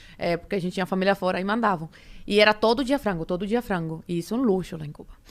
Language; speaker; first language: Portuguese; early bilingual, other home language; Spanish